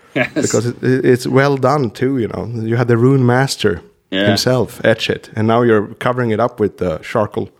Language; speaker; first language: English; non-native, fluent; Swedish